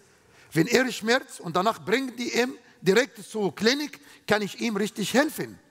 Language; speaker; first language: German; non-native, fluent; Arabic